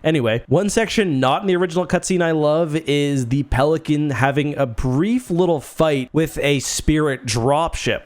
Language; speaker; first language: English; native; English